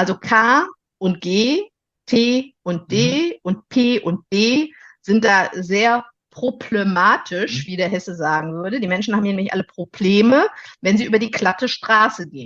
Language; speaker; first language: German; native; German